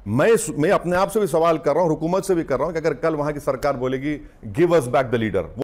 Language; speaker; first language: Hindi; non-native, local second language; Urdu